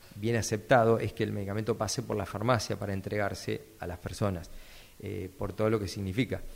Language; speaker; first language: Spanish; native; Spanish